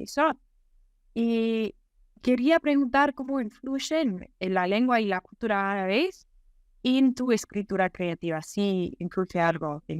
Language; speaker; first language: Spanish; non-native, fluent; English